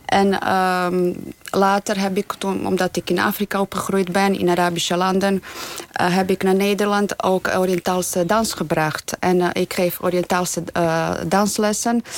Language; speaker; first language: Dutch; non-native, fluent; Bosnian